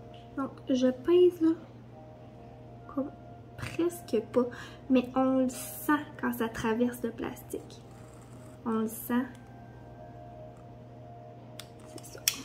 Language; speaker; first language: French; native; French